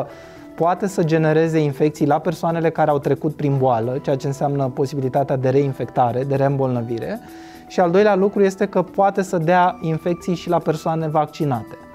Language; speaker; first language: Romanian; native; Romanian